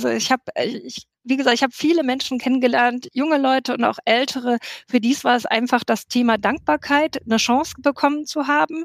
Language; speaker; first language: German; native; German